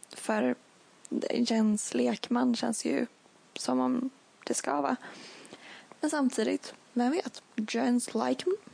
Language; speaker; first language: Swedish; native; Swedish